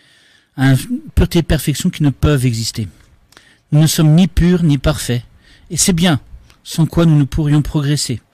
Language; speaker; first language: French; native; French